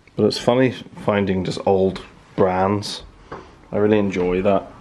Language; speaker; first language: English; native; English